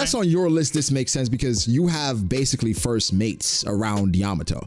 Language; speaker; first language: English; native; English